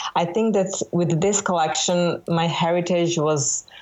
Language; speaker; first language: English; non-native, fluent; Serbian